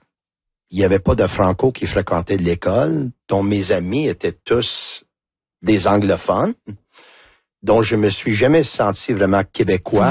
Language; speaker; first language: French; non-native, local second language; Italian